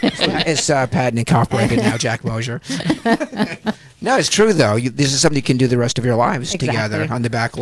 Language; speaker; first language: English; native; English